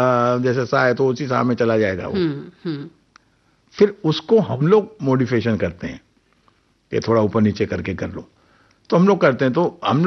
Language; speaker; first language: Hindi; native; Hindi